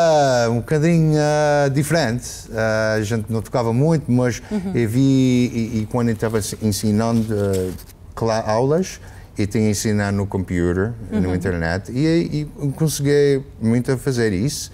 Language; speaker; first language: Portuguese; early bilingual, heritage; English